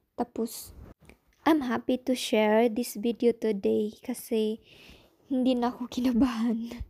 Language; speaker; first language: Filipino; non-native, local second language; Cebuano